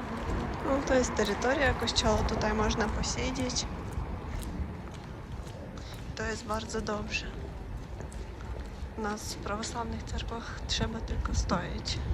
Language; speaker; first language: Polish; non-native, fluent; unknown